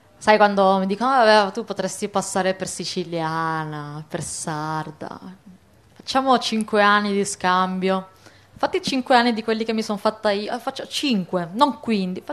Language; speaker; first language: Italian; early bilingual, other home language; Arabic